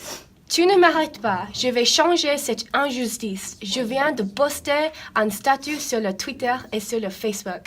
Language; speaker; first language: French; non-native, learner; English